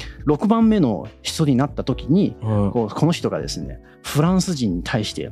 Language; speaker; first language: Japanese; native; Japanese